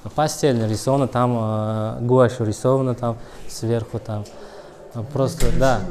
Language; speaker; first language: Russian; non-native, learner; Uzbek